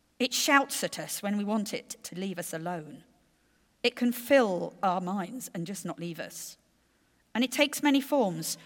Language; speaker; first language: English; native; English